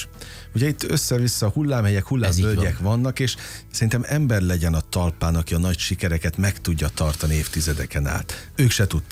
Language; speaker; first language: Hungarian; native; Hungarian